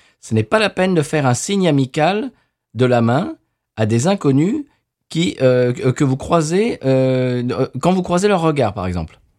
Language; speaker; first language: French; native; French